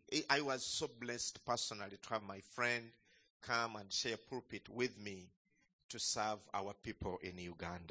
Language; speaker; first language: English; non-native, local second language; Ganda